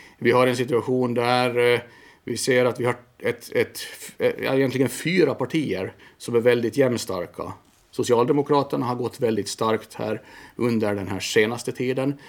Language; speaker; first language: Swedish; native; Swedish